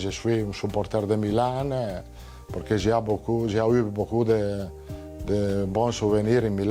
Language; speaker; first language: French; non-native, fluent; Italian